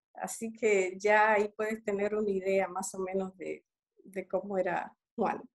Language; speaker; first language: Spanish; early bilingual, other home language; English